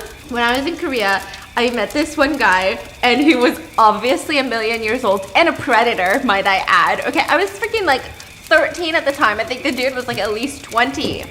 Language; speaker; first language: English; native; English